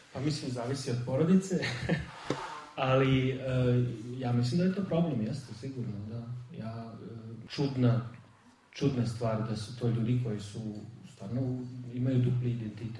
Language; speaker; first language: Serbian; early bilingual, heritage; Serbian